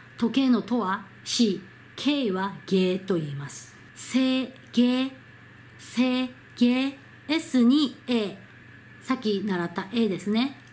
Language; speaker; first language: Japanese; non-native, fluent; Korean